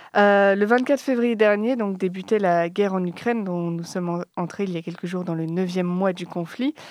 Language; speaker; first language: French; native; French